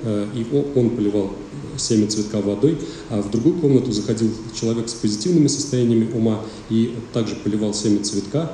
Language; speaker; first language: Russian; native; Russian